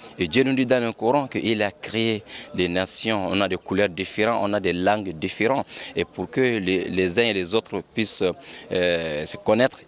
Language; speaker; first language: French; non-native, local second language; Bambara